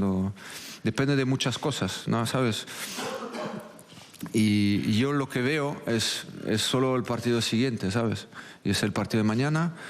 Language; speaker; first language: Spanish; non-native, local second language; French